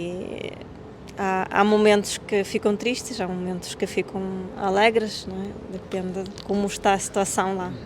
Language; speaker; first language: Portuguese; non-native, fluent; Ukrainian